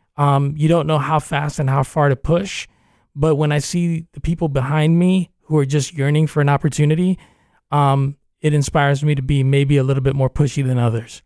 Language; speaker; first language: English; native; English